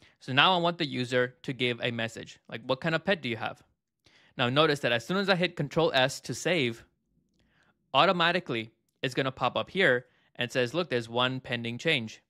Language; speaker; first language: English; native; English